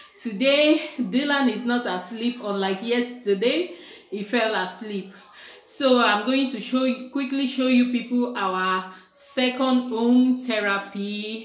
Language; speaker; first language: English; non-native, local second language; Igbo